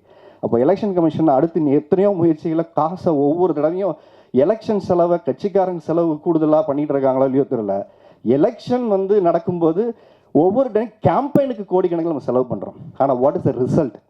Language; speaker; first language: Tamil; native; Tamil